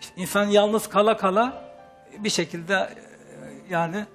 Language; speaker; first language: Turkish; native; Turkish